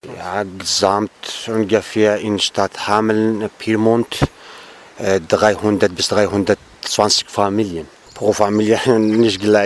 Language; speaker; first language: German; non-native, learner; Kurdish